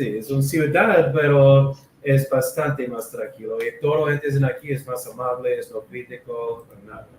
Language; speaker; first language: Spanish; non-native, learner; English